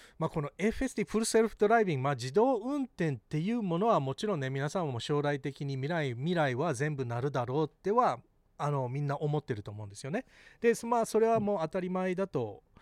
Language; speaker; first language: Japanese; early bilingual, heritage; Japanese